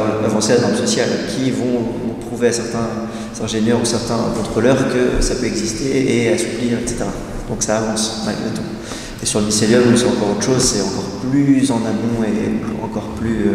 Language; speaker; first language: French; native; French